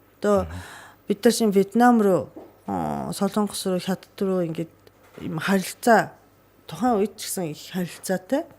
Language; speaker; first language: Mongolian; non-native, fluent; Japanese